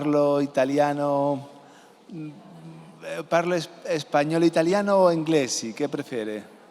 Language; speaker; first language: Italian; non-native, learner; Spanish